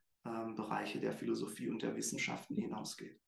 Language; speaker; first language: German; native; German